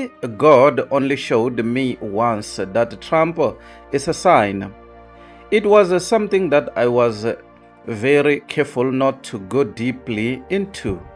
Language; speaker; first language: English; non-native, local second language; Tsonga